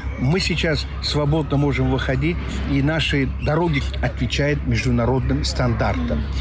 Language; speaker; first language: Russian; non-native, local second language; Tajik